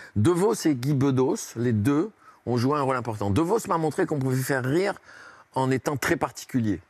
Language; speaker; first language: French; early bilingual, heritage; French